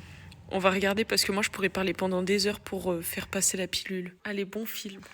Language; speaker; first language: French; native; French